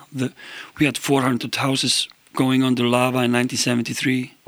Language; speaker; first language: English; non-native, fluent; Icelandic